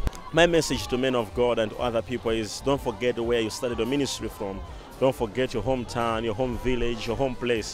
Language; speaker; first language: English; non-native, local second language; Tumbuka